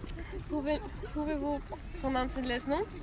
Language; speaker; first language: French; non-native, learner; Icelandic